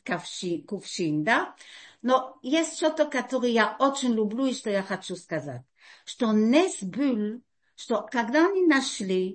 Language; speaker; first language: Russian; early bilingual, heritage; Russian